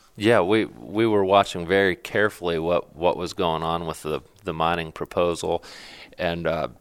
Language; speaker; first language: English; native; English